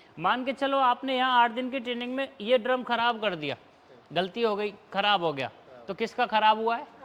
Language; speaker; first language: Hindi; native; Hindi